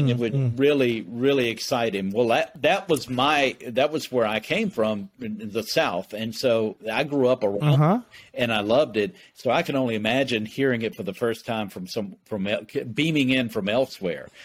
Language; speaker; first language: English; native; English